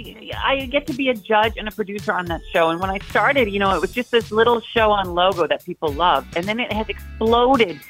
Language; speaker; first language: English; native; English